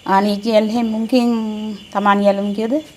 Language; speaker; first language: Arabic; non-native, learner; Sinhala